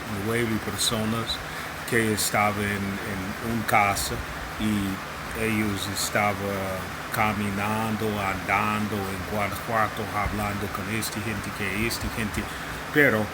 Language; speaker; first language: Spanish; non-native, learner; English